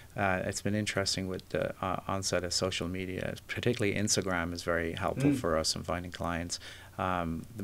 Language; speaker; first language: English; native; English